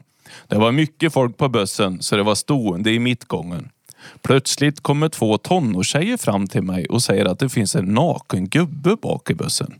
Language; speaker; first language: Swedish; native; Swedish